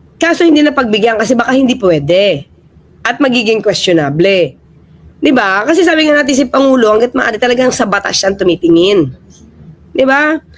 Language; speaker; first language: Filipino; native; Filipino